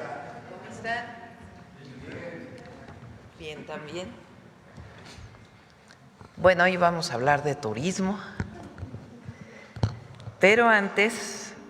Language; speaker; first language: Spanish; native; Spanish